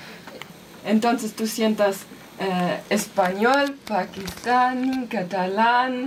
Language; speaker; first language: Spanish; non-native, learner; German